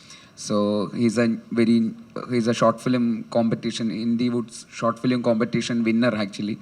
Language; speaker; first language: Tamil; non-native, learner; Malayalam